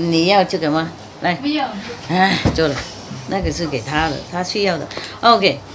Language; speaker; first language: Chinese; non-native, fluent; Vietnamese